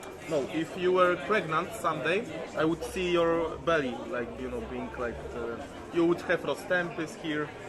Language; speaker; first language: English; non-native, fluent; Polish